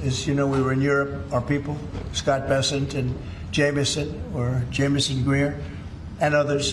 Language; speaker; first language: English; native; English